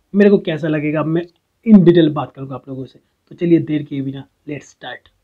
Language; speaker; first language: Hindi; non-native, local second language; Bangla